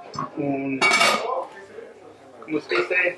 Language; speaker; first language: Spanish; non-native, learner; English